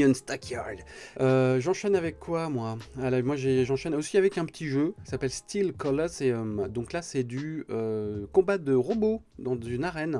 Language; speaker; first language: French; native; French